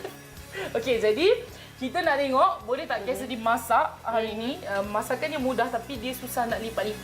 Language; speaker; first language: Malay; native; Malay